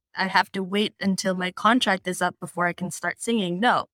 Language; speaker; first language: English; non-native, local second language; Filipino